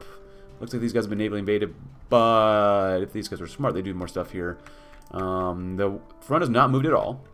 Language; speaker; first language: English; native; English